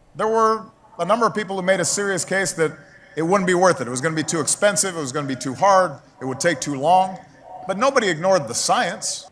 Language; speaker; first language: English; native; English